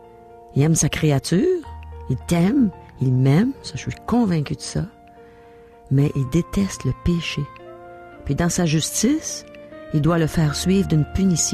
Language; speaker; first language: French; native; French